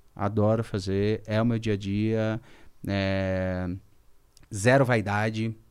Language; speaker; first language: Portuguese; native; Portuguese